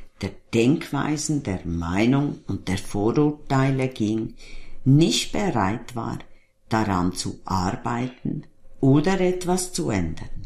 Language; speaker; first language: German; native; German